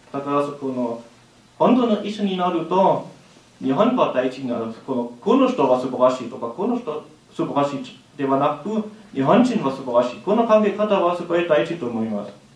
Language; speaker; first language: Japanese; non-native, learner; German